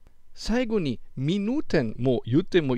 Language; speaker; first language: Japanese; non-native, fluent; German